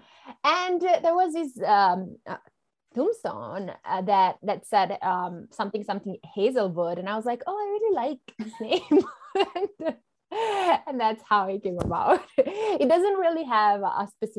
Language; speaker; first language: English; non-native, fluent; Italian